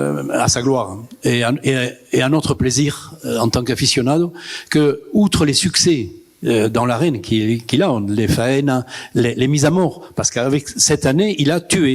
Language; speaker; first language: French; native; French